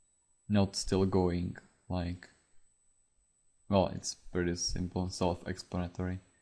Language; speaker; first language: English; non-native, fluent; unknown